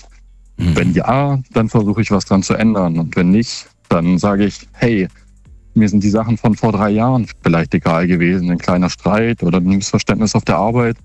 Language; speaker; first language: German; native; German